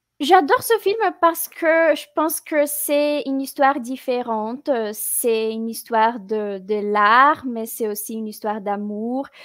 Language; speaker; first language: French; non-native, fluent; Portuguese